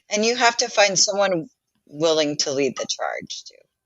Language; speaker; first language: English; native; English